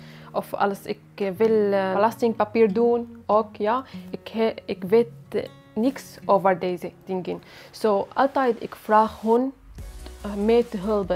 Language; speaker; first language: Dutch; non-native, learner; Arabic